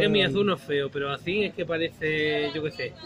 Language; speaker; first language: Spanish; native; Spanish